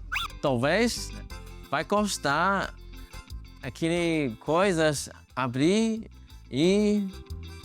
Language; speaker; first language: Portuguese; non-native, learner; Chinese